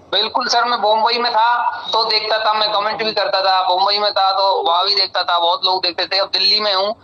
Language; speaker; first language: Hindi; native; Hindi